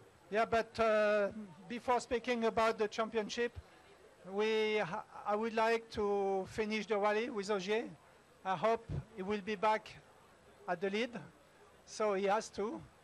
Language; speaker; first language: English; non-native, fluent; French